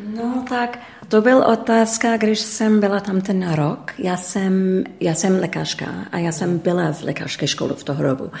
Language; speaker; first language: Czech; early bilingual, heritage; English